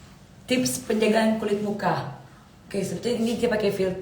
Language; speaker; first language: Malay; native; Malay